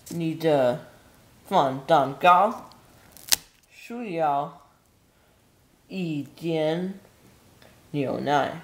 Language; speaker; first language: Chinese; non-native, learner; English